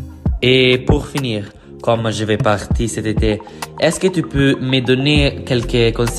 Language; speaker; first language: French; non-native, learner; Italian